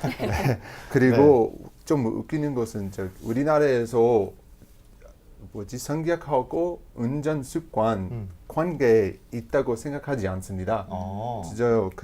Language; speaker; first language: Korean; non-native, fluent; English